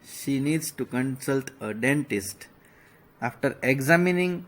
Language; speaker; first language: English; non-native, local second language; Gujarati